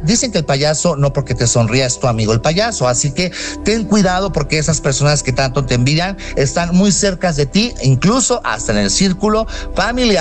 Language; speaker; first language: Spanish; native; Spanish